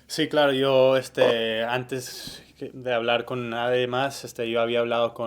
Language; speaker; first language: Spanish; early bilingual, heritage; Spanish